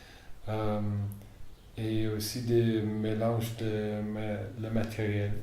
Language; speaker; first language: French; non-native, fluent; English